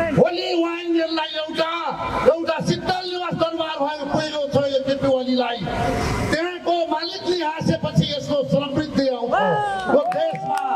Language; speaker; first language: Nepali; native; Nepali